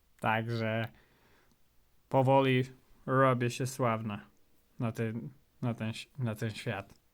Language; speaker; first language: Polish; non-native, learner; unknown